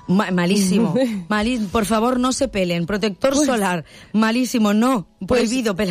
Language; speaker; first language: Spanish; native; Spanish